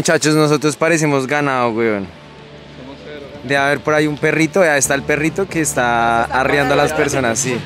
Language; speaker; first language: Spanish; native; Spanish